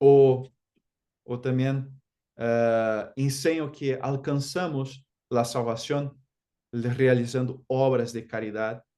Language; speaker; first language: Spanish; non-native, fluent; Portuguese